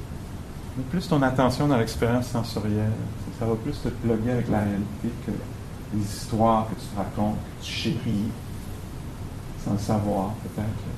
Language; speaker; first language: French; native; French